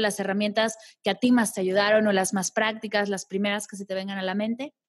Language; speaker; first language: Spanish; native; Spanish